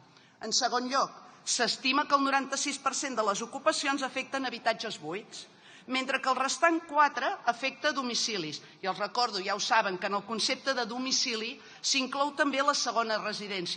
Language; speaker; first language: Catalan; native; Catalan